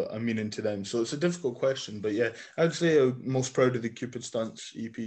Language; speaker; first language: English; native; English